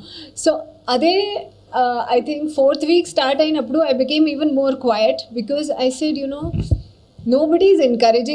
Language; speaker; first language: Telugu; non-native, learner; Hindi